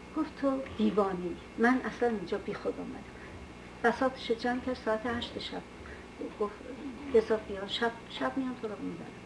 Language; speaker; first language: Persian; non-native, local second language; Azerbaijani